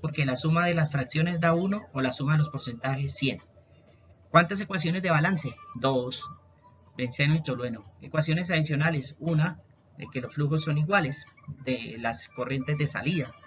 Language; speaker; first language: Spanish; native; Spanish